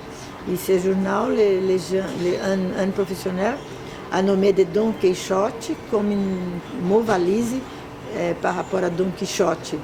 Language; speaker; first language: French; non-native, fluent; Portuguese